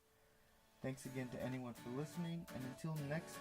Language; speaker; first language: English; native; English